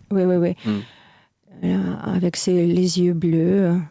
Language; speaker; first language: French; non-native, fluent; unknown